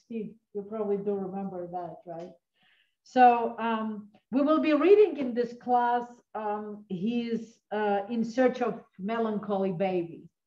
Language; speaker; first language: English; early bilingual, other home language; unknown